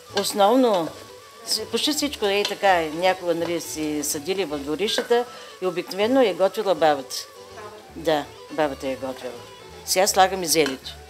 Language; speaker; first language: Bulgarian; native; Bulgarian